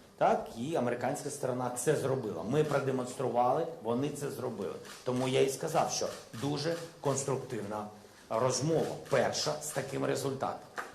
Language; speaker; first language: Ukrainian; non-native, local second language; Russian